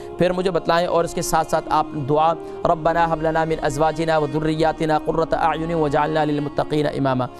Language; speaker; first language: Urdu; native; Urdu